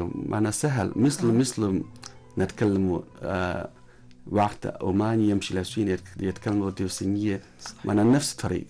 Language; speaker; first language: Arabic; non-native, learner; Chinese